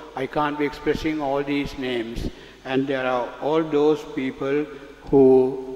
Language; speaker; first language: English; non-native, local second language; Sinhala